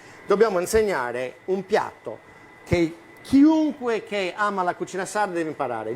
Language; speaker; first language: Italian; non-native, fluent; English